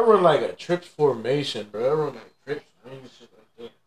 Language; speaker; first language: English; native; English